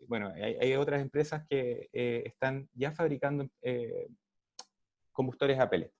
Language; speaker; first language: Spanish; native; Spanish